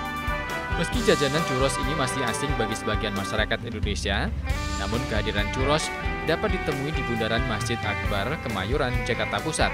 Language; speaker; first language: Indonesian; native; Indonesian